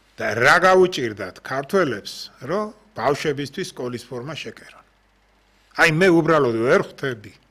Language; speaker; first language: Georgian; native; Georgian